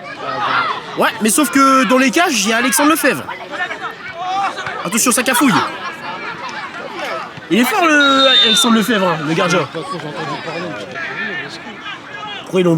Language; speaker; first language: French; native; French